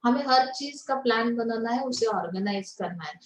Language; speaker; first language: Hindi; non-native, local second language; Marathi